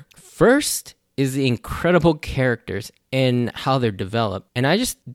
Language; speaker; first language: English; native; English